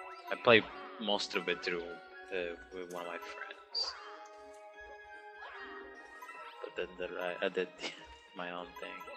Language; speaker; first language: English; early bilingual, other home language; Spanish